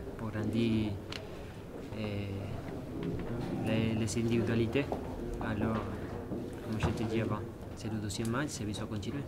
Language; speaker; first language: French; non-native, learner; Spanish